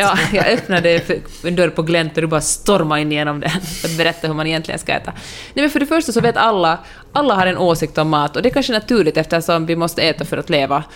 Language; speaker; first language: Swedish; native; Swedish